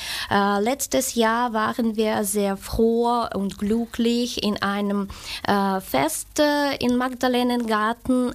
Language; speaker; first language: German; non-native, fluent; Ukrainian